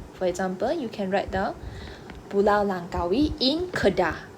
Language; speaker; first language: English; non-native, local second language; Malay